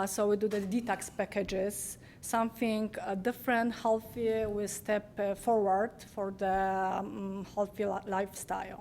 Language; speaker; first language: English; non-native, learner; Polish